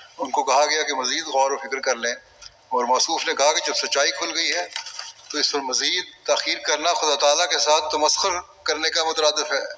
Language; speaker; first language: Urdu; native; Urdu